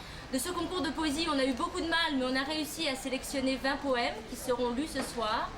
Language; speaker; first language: French; native; French